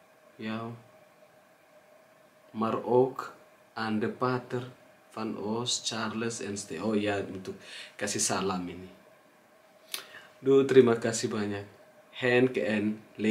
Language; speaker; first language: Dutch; non-native, learner; Indonesian